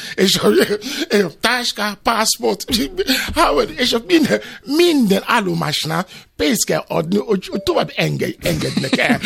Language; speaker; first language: Hungarian; non-native, fluent; Yoruba